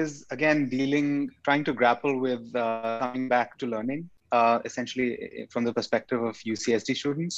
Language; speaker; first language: English; non-native, local second language; Hindi